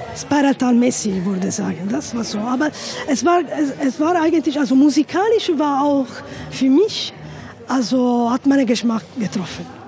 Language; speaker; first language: German; non-native, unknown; Italian